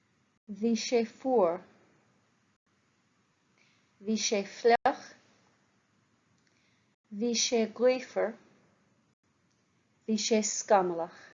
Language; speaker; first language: Irish; non-native, local second language; English